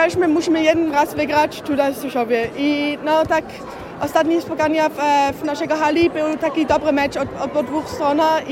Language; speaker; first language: Polish; early bilingual, heritage; Polish